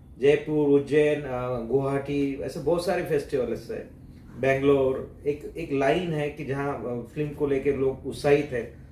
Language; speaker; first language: Hindi; non-native, local second language; Marathi